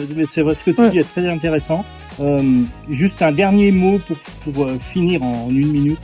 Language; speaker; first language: French; native; French